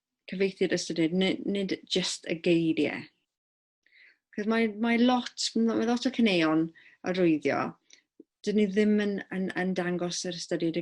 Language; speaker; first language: Welsh; non-native, local second language; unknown